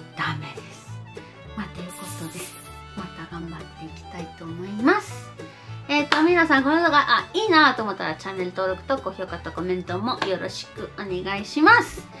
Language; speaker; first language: Japanese; non-native, fluent; Spanish